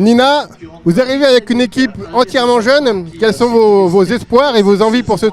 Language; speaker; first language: French; native; French